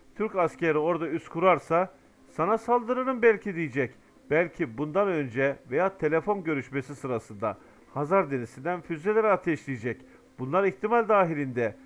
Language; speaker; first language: Turkish; native; Turkish